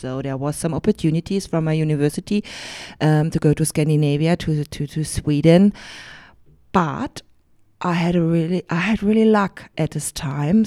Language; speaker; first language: English; non-native, fluent; German